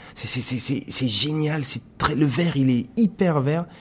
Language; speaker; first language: French; non-native, local second language; Lingala